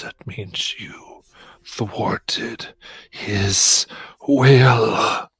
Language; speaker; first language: English; native; English